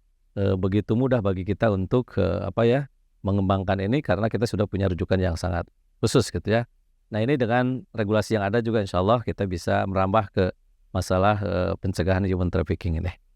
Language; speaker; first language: Indonesian; native; Indonesian